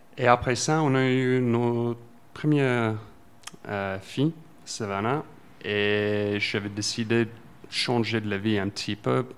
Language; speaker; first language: French; non-native, fluent; English